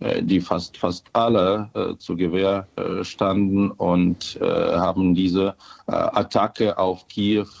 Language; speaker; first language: German; non-native, fluent; Ukrainian